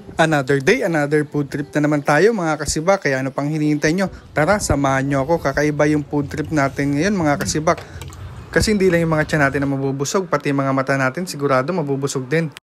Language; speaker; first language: Filipino; non-native, local second language; Bikol